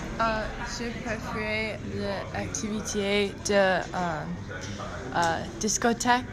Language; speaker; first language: French; non-native, learner; English